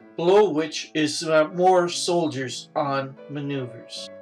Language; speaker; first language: English; native; English